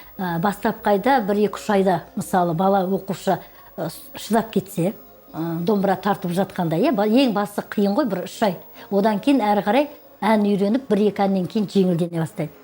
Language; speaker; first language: Kazakh; native; Kazakh